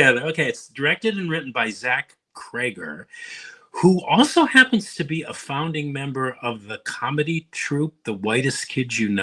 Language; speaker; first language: English; native; English